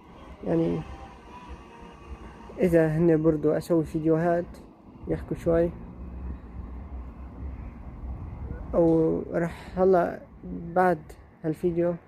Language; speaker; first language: Arabic; native; Arabic